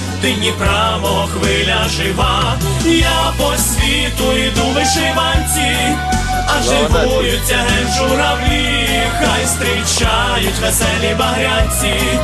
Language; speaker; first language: Ukrainian; native; Ukrainian